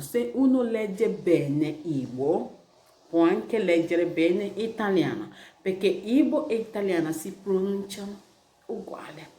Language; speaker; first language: Italian; non-native, learner; Igbo